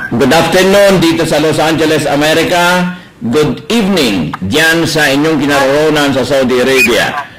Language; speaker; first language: Filipino; native; Filipino